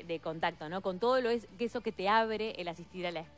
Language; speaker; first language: Spanish; native; Spanish